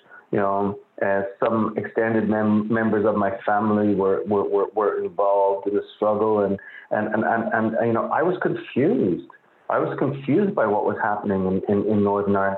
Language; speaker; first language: English; native; English